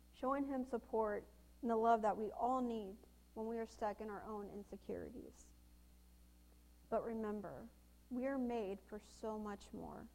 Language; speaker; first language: English; native; English